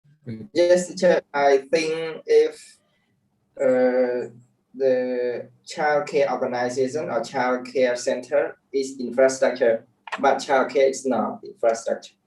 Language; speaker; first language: English; non-native, learner; Khmer